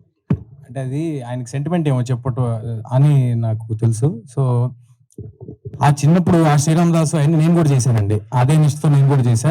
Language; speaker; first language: Telugu; native; Telugu